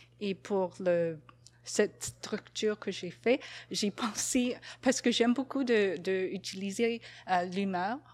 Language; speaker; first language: French; non-native, local second language; English